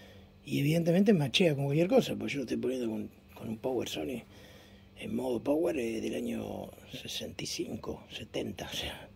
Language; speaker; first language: Spanish; native; Spanish